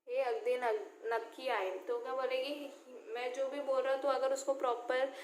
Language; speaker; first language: Hindi; non-native, local second language; Marathi